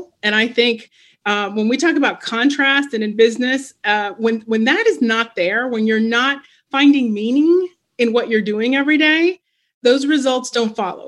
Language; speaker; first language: English; non-native, fluent; Spanish